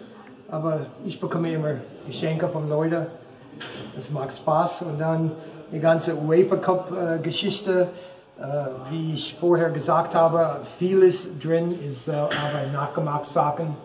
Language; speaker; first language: German; non-native, fluent; English